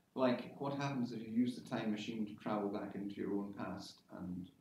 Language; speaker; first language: English; native; English